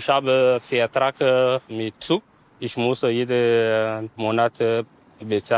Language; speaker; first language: German; non-native, learner; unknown